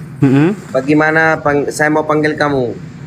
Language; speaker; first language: Indonesian; non-native, learner; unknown